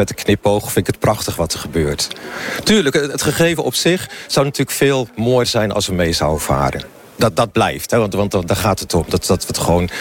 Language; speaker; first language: Dutch; native; Dutch